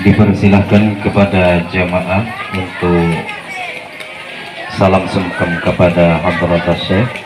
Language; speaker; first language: Indonesian; non-native, local second language; Madurese